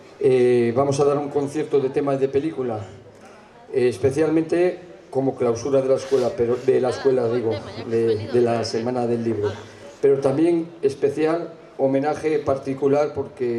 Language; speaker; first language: Spanish; native; Spanish